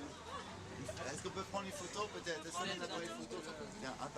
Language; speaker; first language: French; native; French